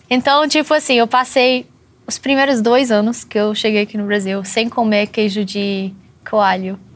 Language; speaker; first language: Portuguese; non-native, fluent; English